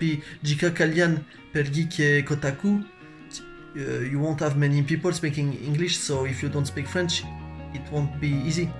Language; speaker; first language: English; non-native, learner; French